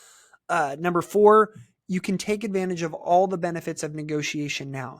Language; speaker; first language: English; native; English